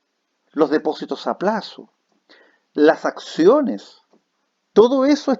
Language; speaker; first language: Spanish; native; Spanish